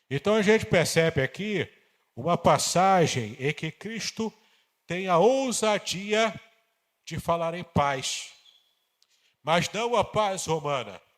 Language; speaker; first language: Portuguese; native; Portuguese